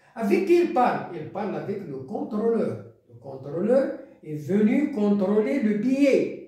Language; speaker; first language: French; non-native, local second language; Arabic